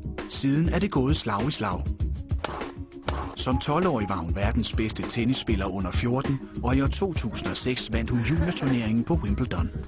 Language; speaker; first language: Danish; native; Danish